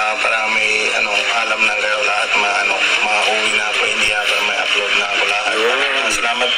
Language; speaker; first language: Filipino; non-native, learner; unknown